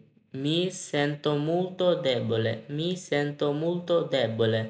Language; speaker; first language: Italian; non-native, learner; Bangla